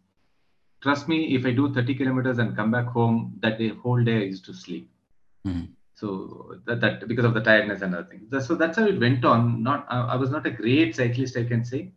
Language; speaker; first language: English; non-native, local second language; Kannada